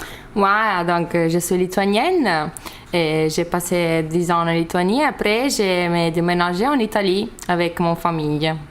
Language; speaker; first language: French; non-native, learner; Lithuanian